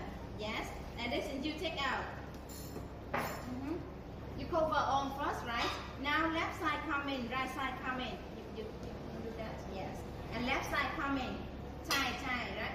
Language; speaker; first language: English; non-native, learner; Vietnamese